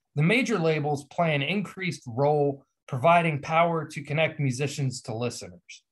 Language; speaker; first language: English; native; English